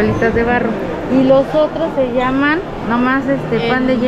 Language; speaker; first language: Spanish; native; Spanish